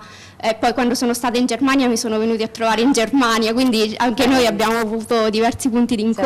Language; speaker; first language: Italian; native; Italian